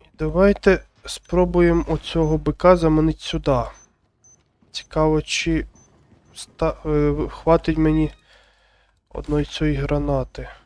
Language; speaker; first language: Ukrainian; non-native, local second language; Russian